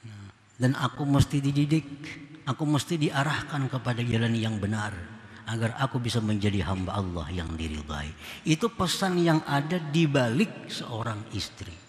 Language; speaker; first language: Indonesian; non-native, local second language; Banjar